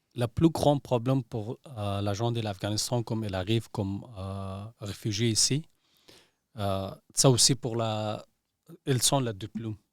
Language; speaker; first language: French; non-native, learner; Persian